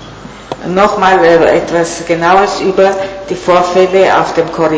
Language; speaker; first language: German; non-native, fluent; Italian